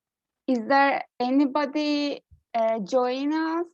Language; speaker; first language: English; non-native, learner; Turkish